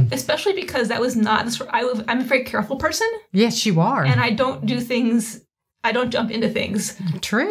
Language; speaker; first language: English; native; English